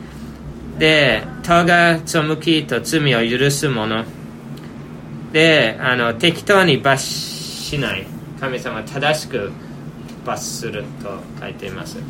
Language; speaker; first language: Japanese; non-native, fluent; English